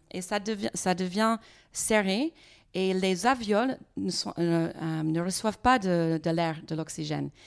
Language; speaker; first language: French; non-native, fluent; English